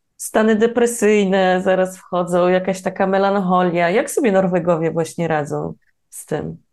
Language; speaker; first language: Polish; native; Polish